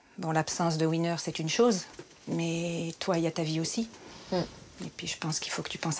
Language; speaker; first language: French; native; French